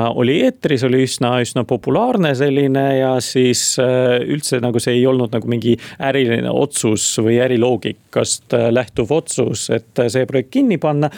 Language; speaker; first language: Estonian; non-native, local second language; Russian